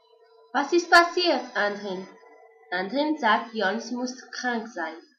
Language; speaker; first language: German; non-native, learner; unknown